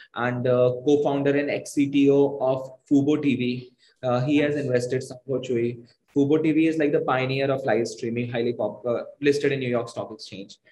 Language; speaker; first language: English; non-native, local second language; Hindi